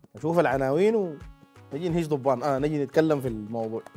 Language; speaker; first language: Arabic; native; Arabic